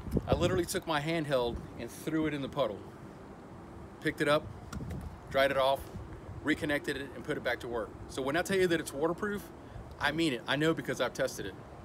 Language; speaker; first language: English; native; English